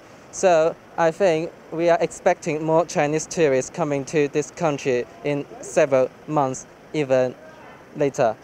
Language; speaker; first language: English; non-native, learner; Chinese